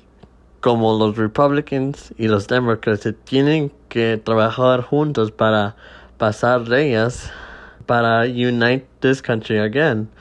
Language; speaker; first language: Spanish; early bilingual, heritage; Spanish